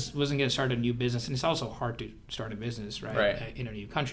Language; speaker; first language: English; non-native, local second language; Hindi